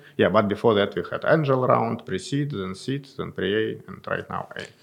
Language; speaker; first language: English; non-native, fluent; Russian